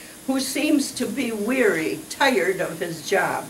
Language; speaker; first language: English; early bilingual, other home language; Ukrainian